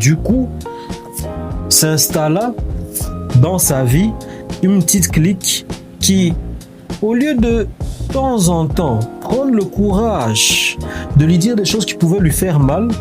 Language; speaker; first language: French; native; French